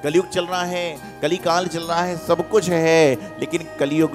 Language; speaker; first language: Hindi; native; Hindi